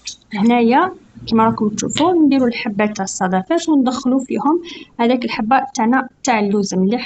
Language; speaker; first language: Arabic; native; Arabic